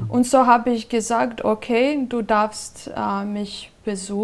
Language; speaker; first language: German; non-native, fluent; Serbian